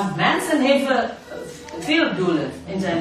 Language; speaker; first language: Dutch; non-native, learner; Indonesian